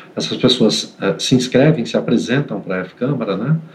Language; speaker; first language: Portuguese; native; Portuguese